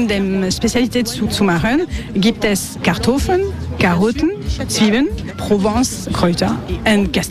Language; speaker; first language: German; non-native, learner; French